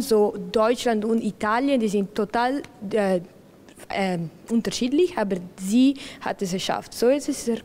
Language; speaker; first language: German; non-native, local second language; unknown